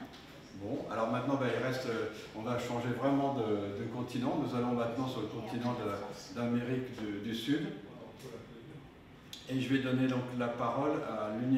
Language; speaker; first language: French; native; French